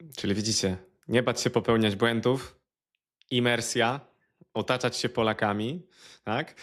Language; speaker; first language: Polish; native; Polish